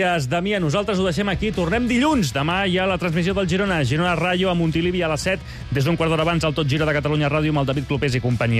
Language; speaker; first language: Catalan; native; Catalan